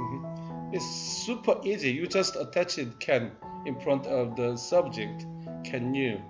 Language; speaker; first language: English; non-native, learner; Korean